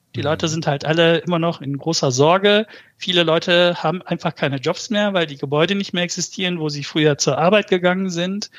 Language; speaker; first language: German; early bilingual, other home language; Turkish